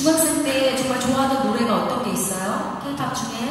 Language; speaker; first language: Korean; native; Korean